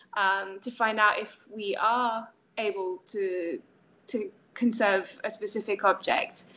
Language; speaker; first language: English; non-native, fluent; French